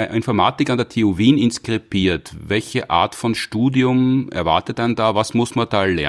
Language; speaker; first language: German; native; German